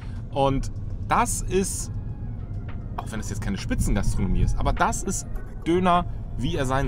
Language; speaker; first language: German; native; German